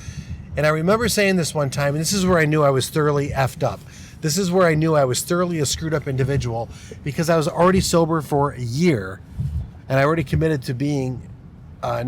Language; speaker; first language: English; native; English